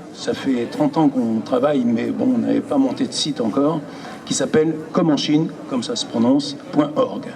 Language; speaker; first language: French; native; French